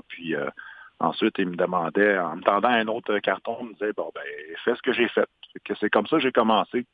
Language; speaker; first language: French; non-native, local second language; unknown